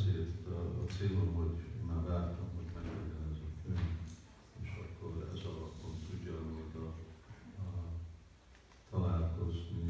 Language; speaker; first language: Hungarian; early bilingual, heritage; Hungarian